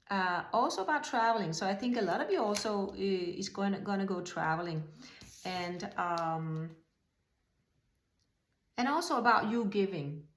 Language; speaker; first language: English; non-native, fluent; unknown